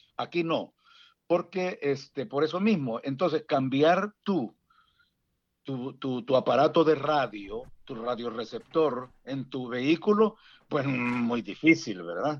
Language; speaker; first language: Spanish; native; Spanish